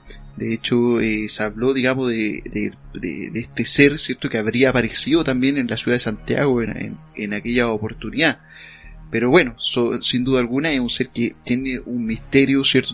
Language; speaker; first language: Spanish; native; Spanish